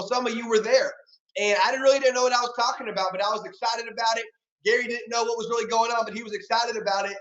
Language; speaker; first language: English; native; English